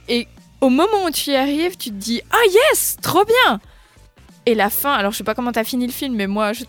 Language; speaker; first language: French; native; French